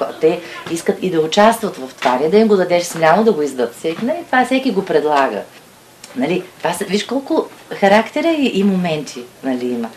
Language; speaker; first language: Bulgarian; native; Bulgarian